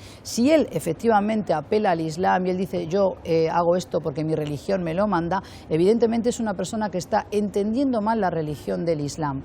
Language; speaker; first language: Spanish; native; Spanish